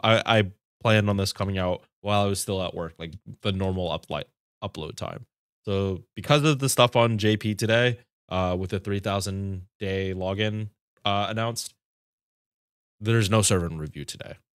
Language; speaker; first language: English; native; English